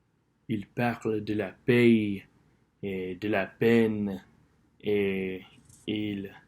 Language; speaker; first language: French; non-native, learner; English